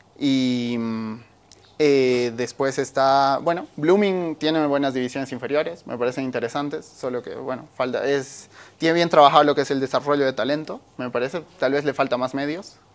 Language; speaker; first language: Spanish; native; Spanish